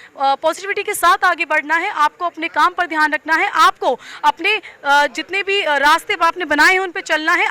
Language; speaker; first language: Hindi; native; Hindi